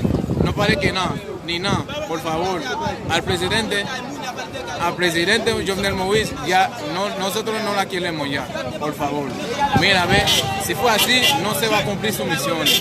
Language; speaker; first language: Spanish; non-native, fluent; Haitian Creole